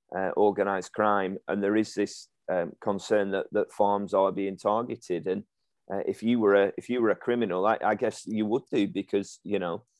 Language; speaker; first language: English; native; English